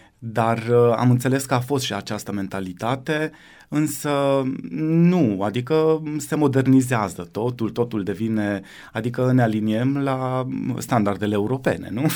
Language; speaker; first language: Romanian; native; Romanian